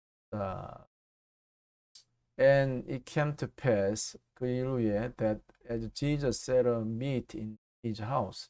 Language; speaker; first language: English; non-native, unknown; Korean